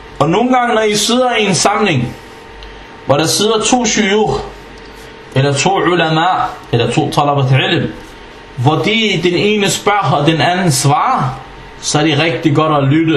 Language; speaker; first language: Danish; non-native, fluent; Arabic